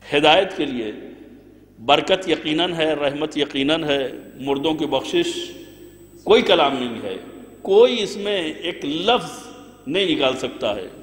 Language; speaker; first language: Urdu; native; Urdu